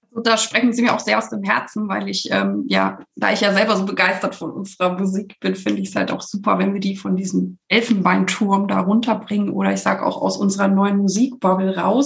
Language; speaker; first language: German; native; German